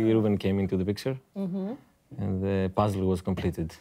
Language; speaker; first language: English; non-native, fluent; Greek